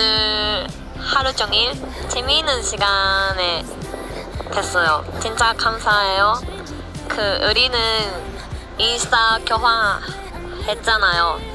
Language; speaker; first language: Korean; non-native, fluent; Japanese